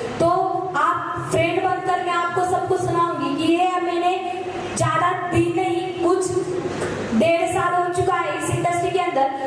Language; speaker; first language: Hindi; non-native, local second language; Marathi